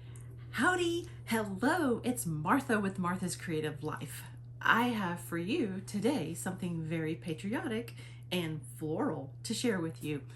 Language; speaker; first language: English; native; English